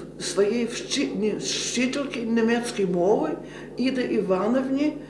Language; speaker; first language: Ukrainian; early bilingual, heritage; Ukrainian